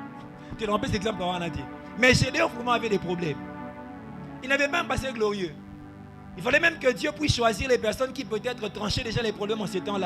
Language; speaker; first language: French; non-native, local second language; Lingala